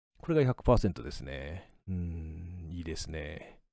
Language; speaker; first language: Japanese; native; Japanese